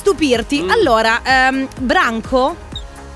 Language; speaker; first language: Italian; native; Italian